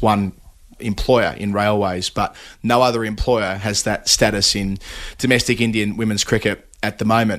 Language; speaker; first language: English; native; English